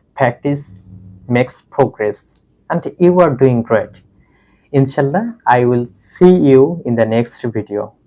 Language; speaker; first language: English; non-native, local second language; Bangla